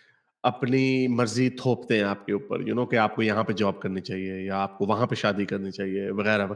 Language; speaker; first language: Hindi; native; Hindi